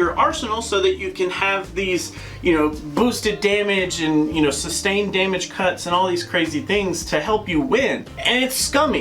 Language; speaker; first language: English; native; English